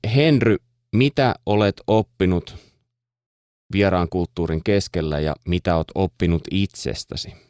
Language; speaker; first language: Finnish; native; Finnish